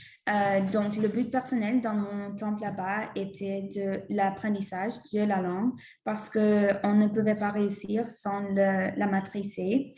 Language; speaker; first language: French; non-native, learner; English